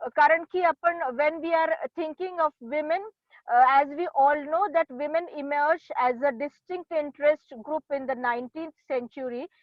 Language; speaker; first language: English; non-native, local second language; Marathi